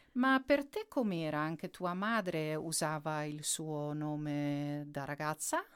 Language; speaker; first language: Italian; non-native, fluent; Dutch